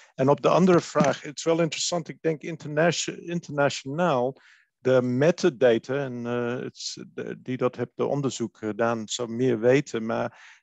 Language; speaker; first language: Dutch; non-native, fluent; English